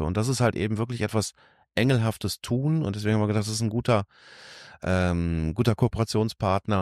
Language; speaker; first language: German; native; German